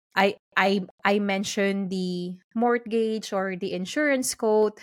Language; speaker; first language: English; non-native, local second language; Filipino